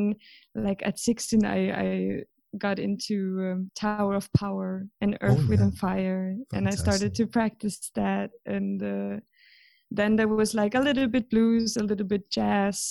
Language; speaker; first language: English; non-native, fluent; Swedish